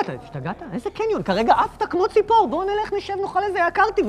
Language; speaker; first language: Hebrew; native; Hebrew